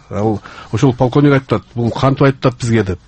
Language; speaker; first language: Kyrgyz; native; Kyrgyz